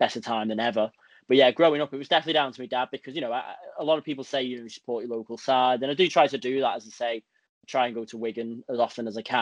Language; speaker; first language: English; native; English